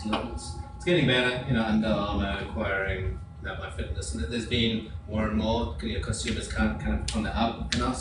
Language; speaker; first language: English; native; English